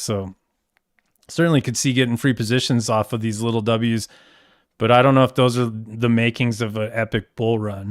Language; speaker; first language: English; native; English